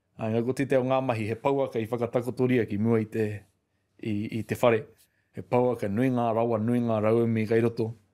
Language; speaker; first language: Māori; native; Māori